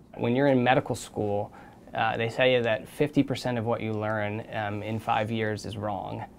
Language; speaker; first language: English; native; English